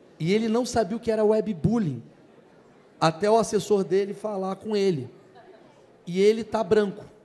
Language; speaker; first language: Portuguese; native; Portuguese